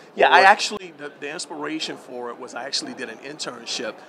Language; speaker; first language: English; native; English